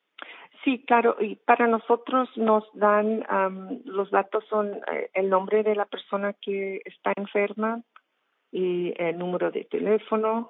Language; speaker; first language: Spanish; non-native, fluent; English